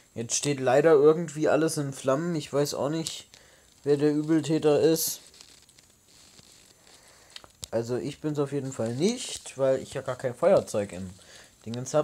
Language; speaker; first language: German; native; German